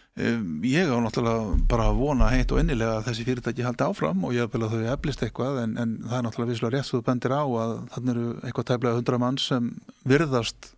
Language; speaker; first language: Icelandic; native; Icelandic